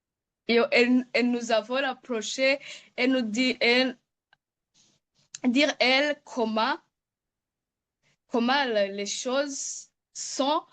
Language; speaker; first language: French; non-native, local second language; Rundi